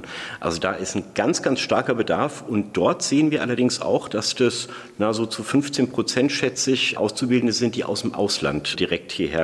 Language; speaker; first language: German; native; German